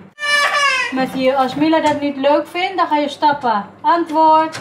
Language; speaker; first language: Dutch; non-native, learner; Filipino